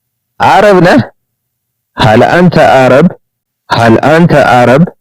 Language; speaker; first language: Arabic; non-native, fluent; Amharic